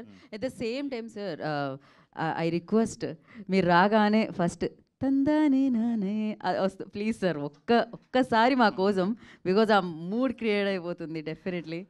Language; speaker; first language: Telugu; native; Telugu